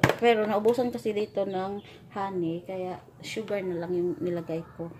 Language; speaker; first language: Filipino; non-native, local second language; Cebuano